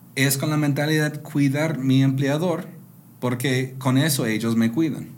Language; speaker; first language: Spanish; non-native, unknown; English